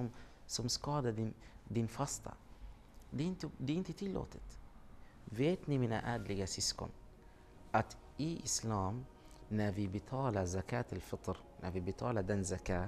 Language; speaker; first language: Swedish; non-native, fluent; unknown